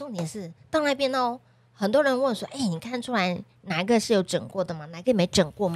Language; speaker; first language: Chinese; native; Chinese